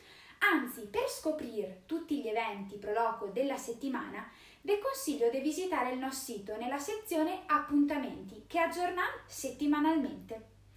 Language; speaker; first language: Italian; native; Italian